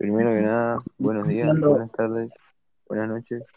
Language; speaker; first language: Spanish; native; Spanish